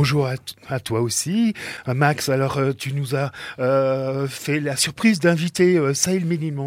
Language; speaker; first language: French; native; French